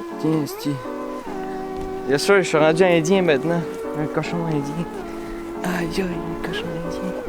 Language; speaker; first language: French; native; French